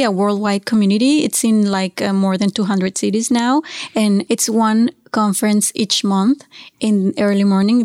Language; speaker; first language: English; non-native, fluent; Spanish